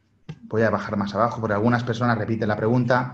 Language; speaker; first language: Spanish; native; Spanish